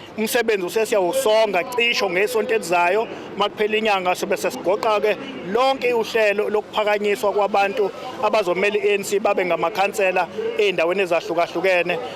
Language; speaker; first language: Zulu; native; Zulu